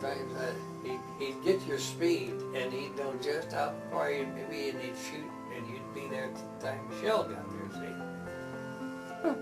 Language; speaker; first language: English; native; English